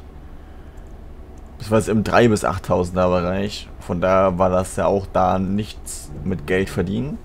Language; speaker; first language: German; native; German